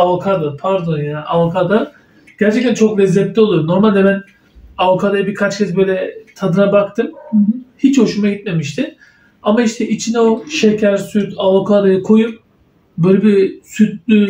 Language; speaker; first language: Turkish; native; Turkish